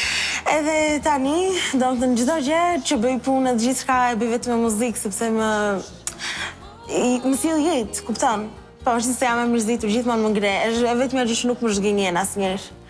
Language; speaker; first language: Albanian; early bilingual, other home language; English